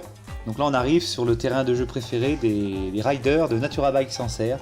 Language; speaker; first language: French; native; French